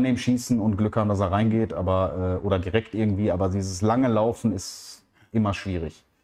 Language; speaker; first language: German; native; German